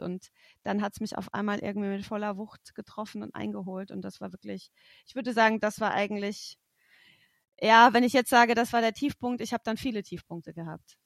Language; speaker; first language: German; native; German